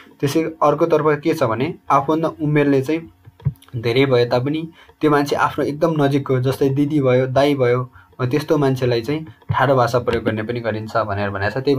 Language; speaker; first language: Nepali; native; Nepali